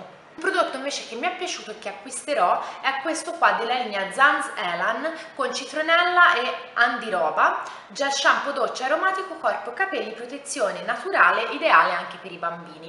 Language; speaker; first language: Italian; native; Italian